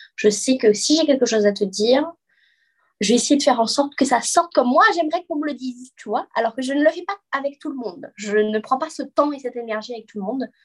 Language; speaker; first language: French; native; French